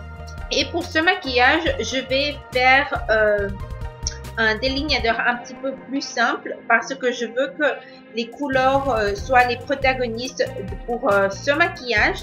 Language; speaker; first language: French; non-native, fluent; Spanish